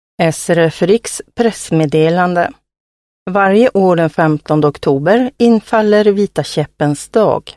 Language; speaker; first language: Swedish; native; Swedish